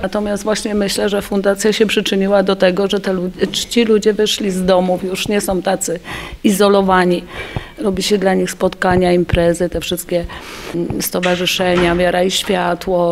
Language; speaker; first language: Polish; native; Polish